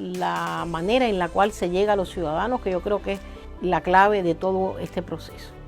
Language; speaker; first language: Spanish; native; Spanish